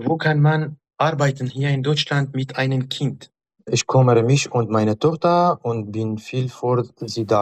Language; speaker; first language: German; non-native, learner; Arabic